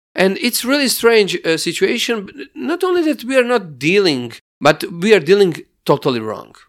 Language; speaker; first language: English; non-native, fluent; Croatian